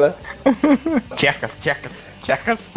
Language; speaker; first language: Portuguese; native; Portuguese